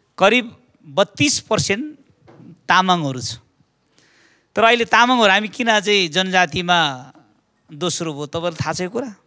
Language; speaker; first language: Nepali; non-native, local second language; Eastern Tamang